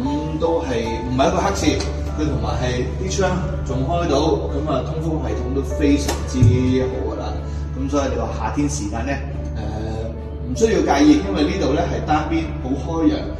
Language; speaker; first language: Cantonese; native; Cantonese